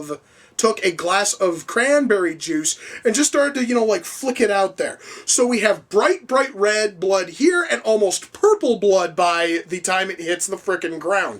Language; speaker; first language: English; native; English